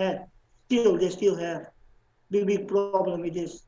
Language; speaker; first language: English; non-native, learner; Slovenian